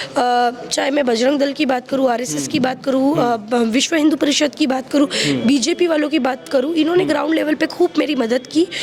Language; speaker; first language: Hindi; native; Hindi